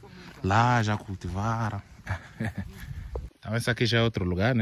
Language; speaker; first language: Portuguese; native; Portuguese